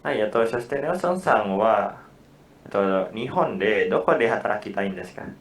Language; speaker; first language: Japanese; non-native, fluent; Indonesian